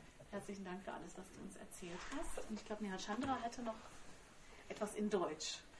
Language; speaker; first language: German; native; German